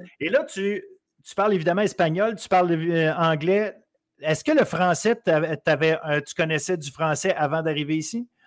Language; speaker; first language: French; native; French